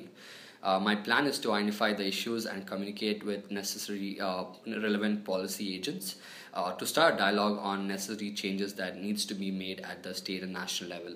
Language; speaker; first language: English; non-native, local second language; Telugu